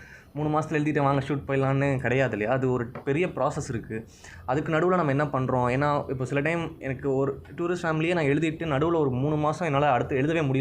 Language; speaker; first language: Tamil; native; Tamil